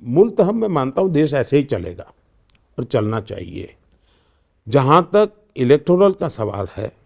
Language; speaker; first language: Hindi; non-native, local second language; Gujarati